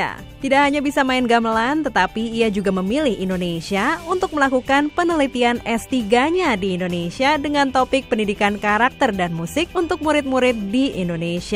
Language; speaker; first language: Indonesian; native; Indonesian